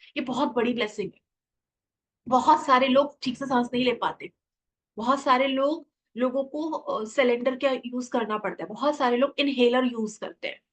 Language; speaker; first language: Hindi; native; Hindi